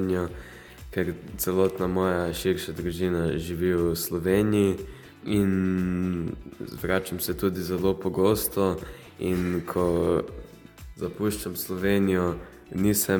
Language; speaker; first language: Slovenian; early bilingual, heritage; Slovenian